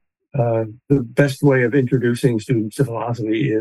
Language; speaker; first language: English; native; English